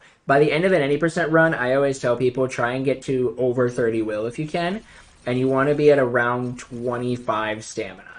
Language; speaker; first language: English; native; English